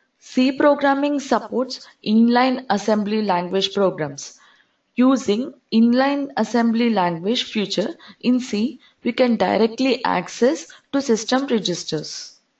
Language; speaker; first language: English; non-native, local second language; Telugu